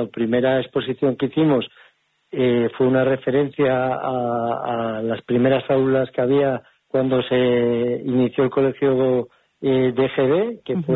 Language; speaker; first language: Spanish; native; Spanish